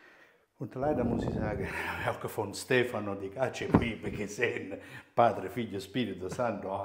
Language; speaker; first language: German; non-native, fluent; Italian